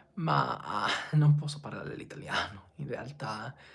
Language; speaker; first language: Italian; non-native, learner; English